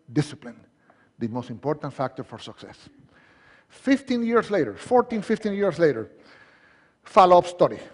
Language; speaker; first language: English; non-native, fluent; Spanish